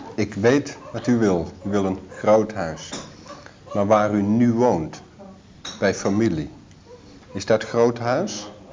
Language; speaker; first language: Dutch; native; Dutch